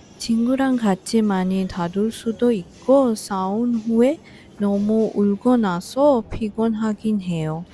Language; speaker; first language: Korean; non-native, fluent; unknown